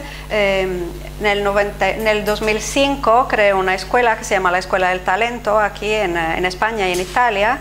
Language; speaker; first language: Spanish; non-native, fluent; Italian